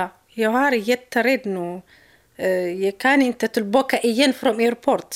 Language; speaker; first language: Swedish; non-native, learner; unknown